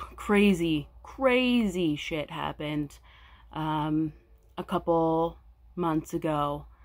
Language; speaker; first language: English; native; English